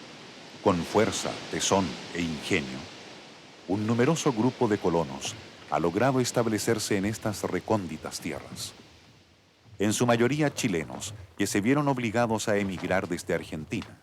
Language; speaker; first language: Spanish; native; Spanish